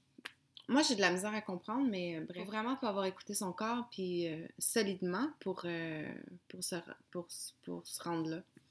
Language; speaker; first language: French; native; French